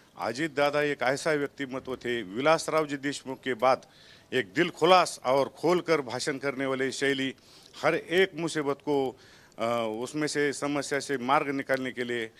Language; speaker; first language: Hindi; non-native, local second language; Marathi